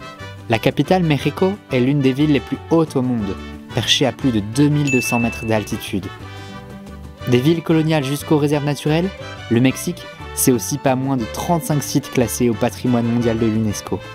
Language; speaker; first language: French; native; French